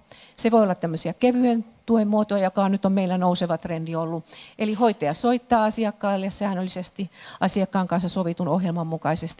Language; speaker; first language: Finnish; native; Finnish